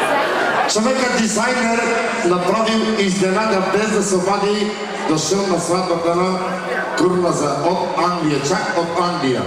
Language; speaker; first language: Bulgarian; non-native, local second language; Turkish